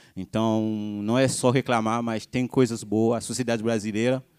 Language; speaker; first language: Portuguese; non-native, fluent; Haitian Creole